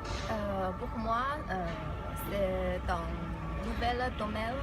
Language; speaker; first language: French; non-native, learner; Chinese